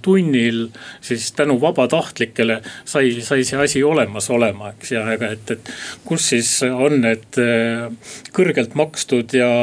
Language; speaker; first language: Estonian; native; Estonian